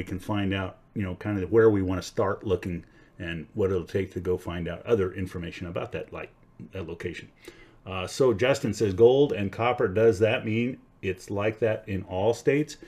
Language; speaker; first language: English; native; English